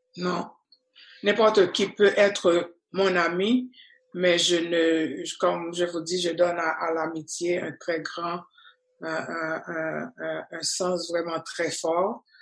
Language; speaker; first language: French; non-native, local second language; Haitian Creole